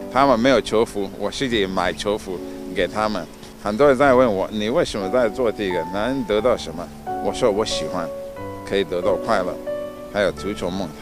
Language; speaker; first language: Chinese; non-native, fluent; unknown